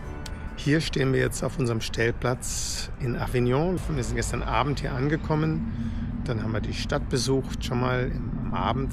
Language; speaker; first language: German; native; German